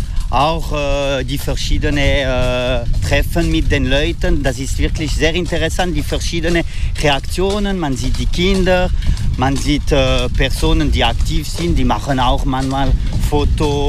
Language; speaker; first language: German; non-native, fluent; French